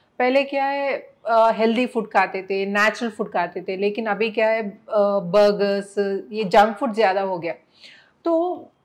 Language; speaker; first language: Hindi; non-native, local second language; Telugu